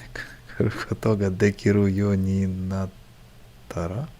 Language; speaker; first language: Japanese; non-native, learner; English